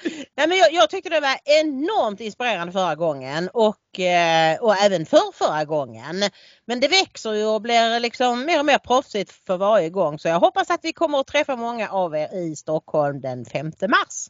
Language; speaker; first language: Swedish; native; Swedish